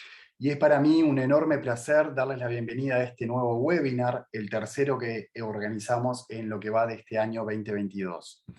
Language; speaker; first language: Spanish; native; Spanish